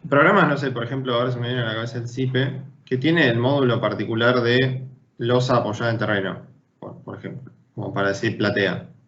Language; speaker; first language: Spanish; native; Spanish